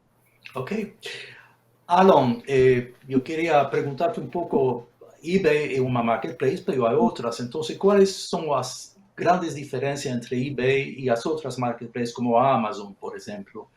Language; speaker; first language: Portuguese; non-native, fluent; Spanish